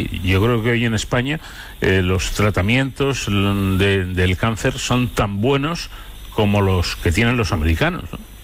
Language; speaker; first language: Spanish; native; Spanish